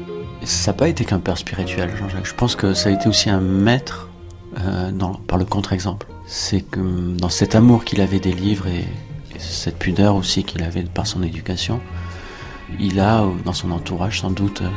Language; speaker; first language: French; native; French